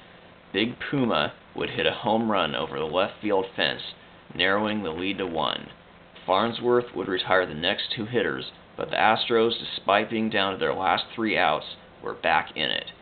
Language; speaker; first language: English; native; English